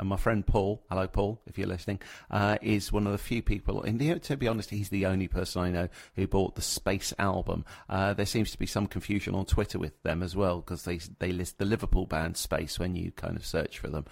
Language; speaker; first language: English; native; English